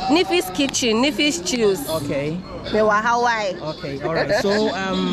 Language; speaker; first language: English; non-native, local second language; Yoruba